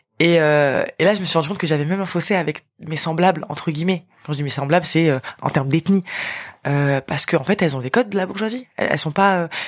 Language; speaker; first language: French; early bilingual, other home language; Arabic